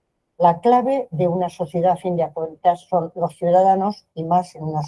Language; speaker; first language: Spanish; native; Spanish